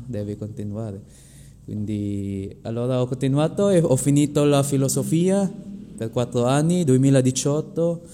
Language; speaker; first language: Italian; non-native, fluent; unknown